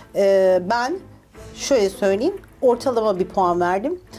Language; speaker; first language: Turkish; native; Turkish